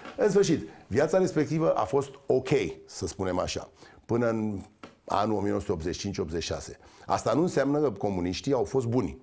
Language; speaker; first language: Romanian; native; Romanian